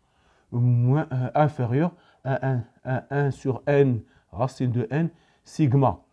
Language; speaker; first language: French; non-native, local second language; Arabic